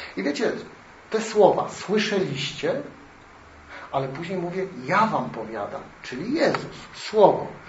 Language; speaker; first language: Polish; native; Polish